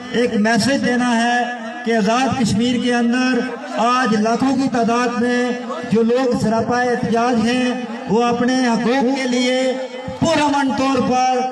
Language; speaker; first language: Urdu; non-native, local second language; Pahari-Potwari